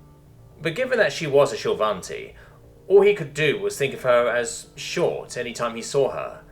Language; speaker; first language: English; native; English